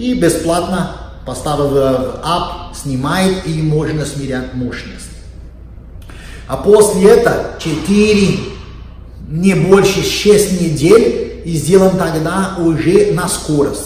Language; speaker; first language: Russian; non-native, learner; Portuguese